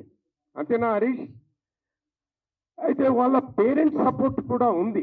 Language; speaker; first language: Telugu; native; Telugu